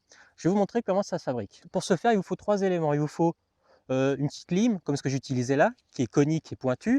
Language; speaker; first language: French; native; French